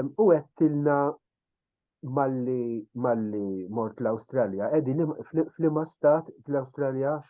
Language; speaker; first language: Maltese; native; Maltese